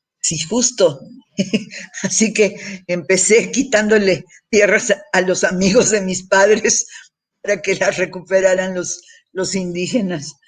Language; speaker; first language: Spanish; early bilingual, heritage; Spanish